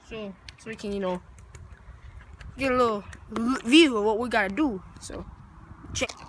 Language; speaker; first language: English; native; English